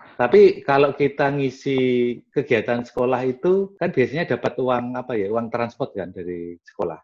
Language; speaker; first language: Indonesian; non-native, local second language; Javanese